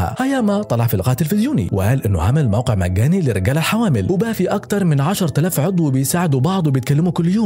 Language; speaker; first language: Arabic; native; Arabic